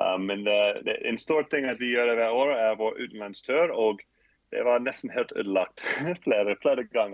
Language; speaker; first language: Norwegian; non-native, fluent; English